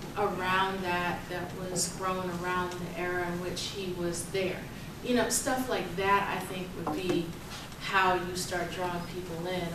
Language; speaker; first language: English; native; English